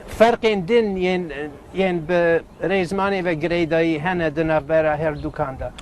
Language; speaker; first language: Kurdish; non-native, fluent; English